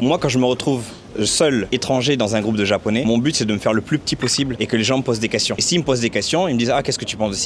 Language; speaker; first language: French; native; French